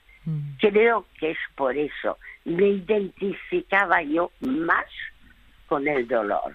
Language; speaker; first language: Spanish; early bilingual, other home language; French